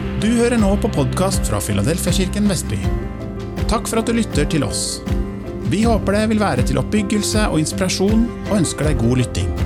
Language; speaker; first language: Norwegian; native; Norwegian